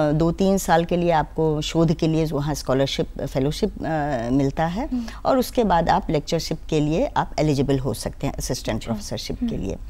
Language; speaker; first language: Hindi; native; Hindi